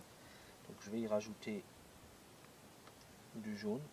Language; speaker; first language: French; native; French